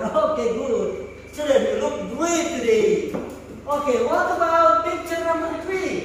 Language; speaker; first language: English; non-native, fluent; Indonesian